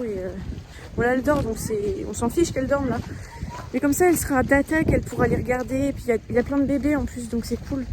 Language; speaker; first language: French; native; French